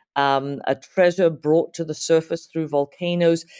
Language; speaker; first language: English; native; English